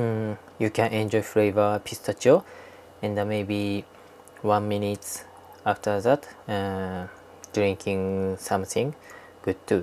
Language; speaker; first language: English; non-native, learner; Japanese